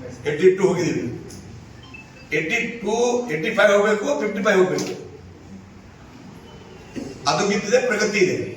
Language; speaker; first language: Kannada; non-native, local second language; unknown